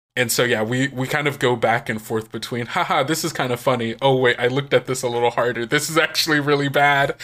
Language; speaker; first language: English; native; English